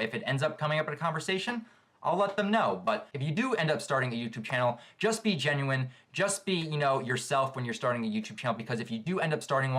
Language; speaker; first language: English; native; English